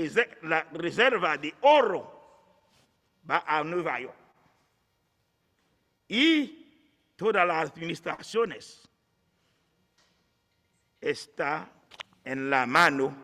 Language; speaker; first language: Spanish; non-native, fluent; Haitian Creole